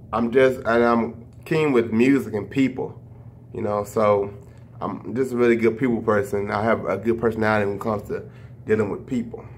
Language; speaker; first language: English; native; English